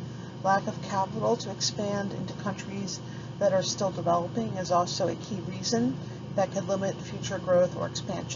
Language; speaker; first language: English; native; English